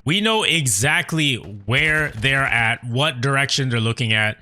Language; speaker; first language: English; native; English